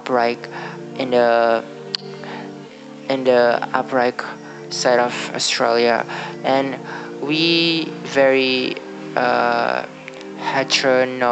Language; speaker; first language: English; non-native, learner; Indonesian